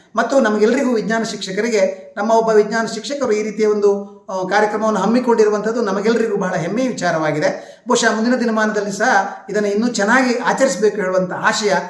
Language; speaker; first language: Kannada; native; Kannada